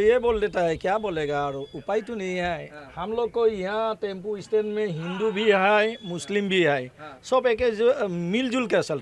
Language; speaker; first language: Hindi; non-native, local second language; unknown